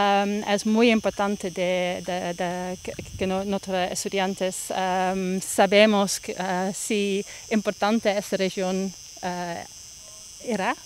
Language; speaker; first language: Spanish; non-native, learner; Dutch